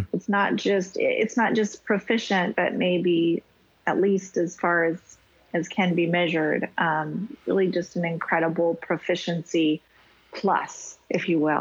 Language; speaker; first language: English; native; English